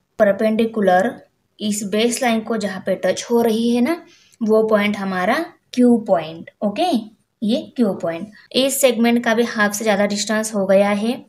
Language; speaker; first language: Hindi; non-native, local second language; Marathi